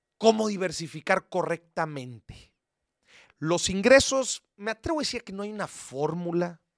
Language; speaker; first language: Spanish; native; Spanish